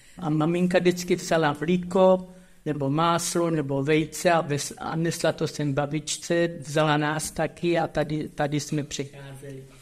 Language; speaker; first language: Czech; native; Czech